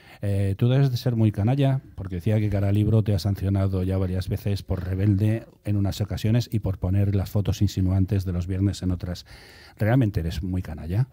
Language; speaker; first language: Spanish; native; Spanish